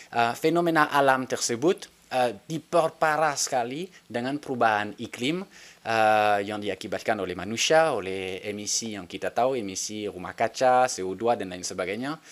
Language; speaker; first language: Indonesian; non-native, fluent; French